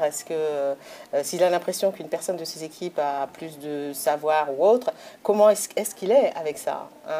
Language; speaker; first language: French; native; French